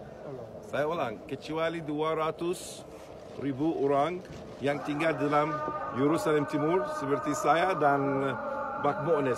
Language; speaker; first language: Indonesian; non-native, fluent; Arabic